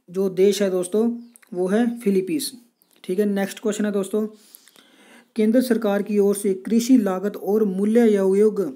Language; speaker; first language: Hindi; non-native, local second language; Punjabi